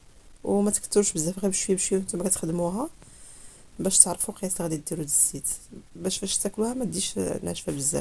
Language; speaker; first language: Arabic; native; Arabic